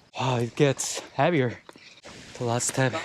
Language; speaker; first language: English; non-native, learner; Korean